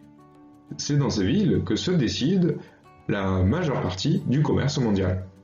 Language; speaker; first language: French; native; French